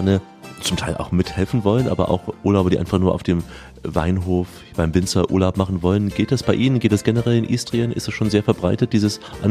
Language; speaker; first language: German; native; German